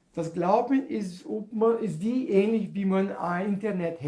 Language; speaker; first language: German; non-native, learner; Portuguese